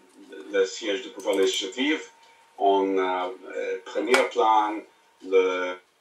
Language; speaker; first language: French; non-native, learner; English